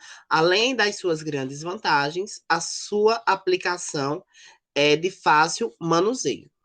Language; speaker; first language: Portuguese; native; Portuguese